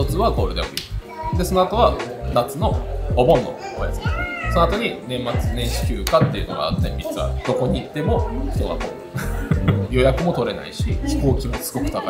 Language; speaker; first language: Japanese; native; Japanese